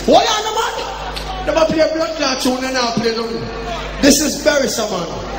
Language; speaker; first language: English; non-native, local second language; Jamaican Creole English